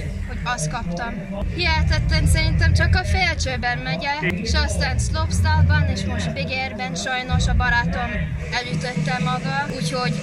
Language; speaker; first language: Hungarian; early bilingual, heritage; Hungarian